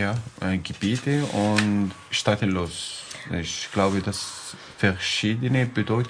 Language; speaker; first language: German; non-native, learner; Arabic